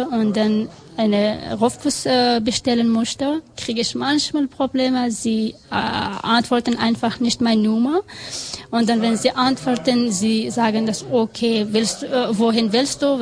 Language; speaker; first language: German; non-native, learner; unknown